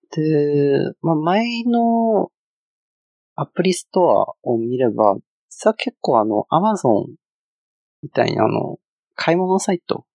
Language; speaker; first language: Japanese; non-native, fluent; Chinese